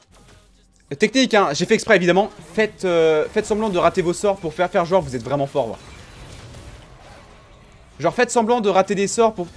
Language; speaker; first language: French; native; French